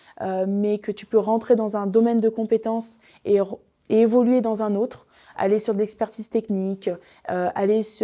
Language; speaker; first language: French; native; French